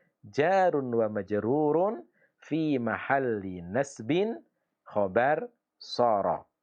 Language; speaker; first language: Arabic; non-native, fluent; Indonesian